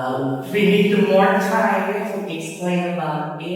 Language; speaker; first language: English; non-native, fluent; Indonesian